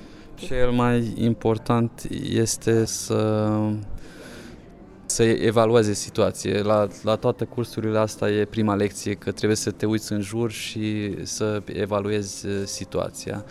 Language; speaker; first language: Romanian; non-native, local second language; Hungarian